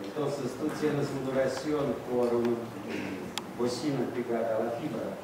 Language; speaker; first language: Spanish; non-native, fluent; Russian